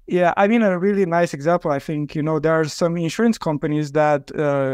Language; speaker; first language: English; non-native, fluent; Romanian